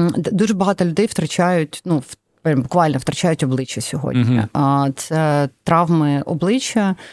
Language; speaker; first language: Ukrainian; non-native, local second language; Russian